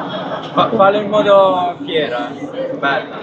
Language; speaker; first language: Italian; non-native, learner; Tamil